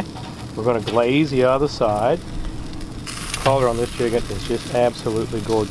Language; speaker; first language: English; native; English